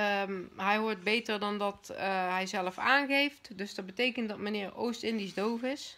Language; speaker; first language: Dutch; native; Dutch